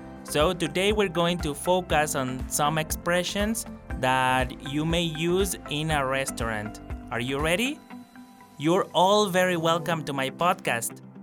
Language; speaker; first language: English; non-native, fluent; Spanish